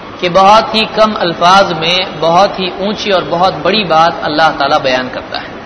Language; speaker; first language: Urdu; native; Urdu